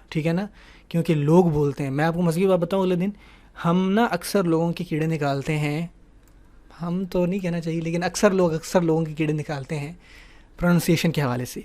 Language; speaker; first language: Urdu; native; Urdu